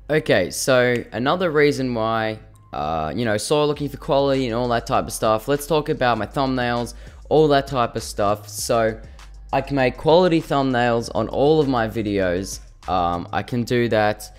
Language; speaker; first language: English; native; English